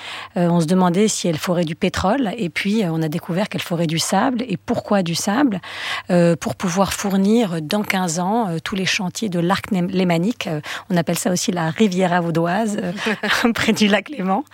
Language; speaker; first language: French; native; French